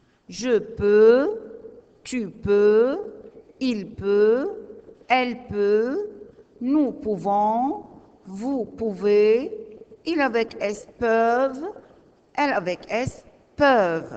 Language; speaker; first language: French; non-native, learner; Arabic